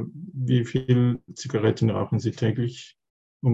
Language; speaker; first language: German; non-native, learner; Turkish